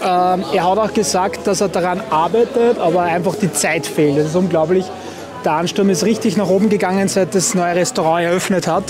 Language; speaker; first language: German; native; German